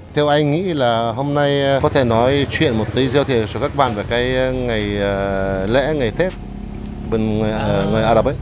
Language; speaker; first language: Vietnamese; non-native, fluent; Arabic